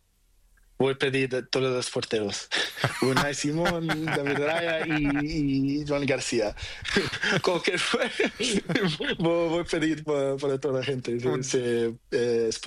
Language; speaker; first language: Spanish; non-native, learner; Portuguese